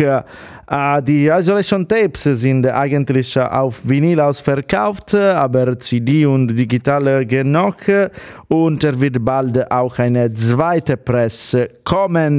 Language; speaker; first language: German; non-native, fluent; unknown